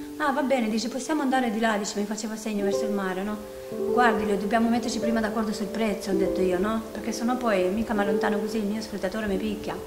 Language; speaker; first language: Italian; non-native, fluent; Albanian